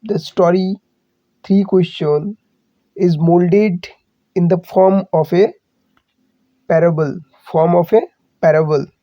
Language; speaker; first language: English; non-native, local second language; Bangla